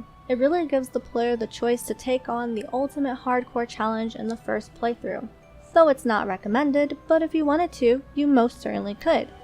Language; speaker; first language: English; native; English